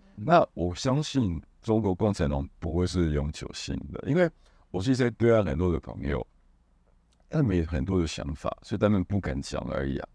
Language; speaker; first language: Chinese; non-native, fluent; Hebrew